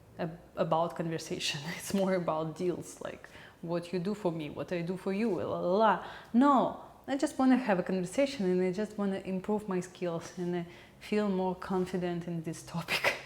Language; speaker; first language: English; non-native, learner; Russian